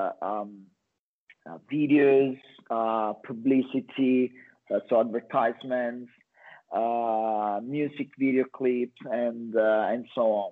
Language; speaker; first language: English; non-native, fluent; Italian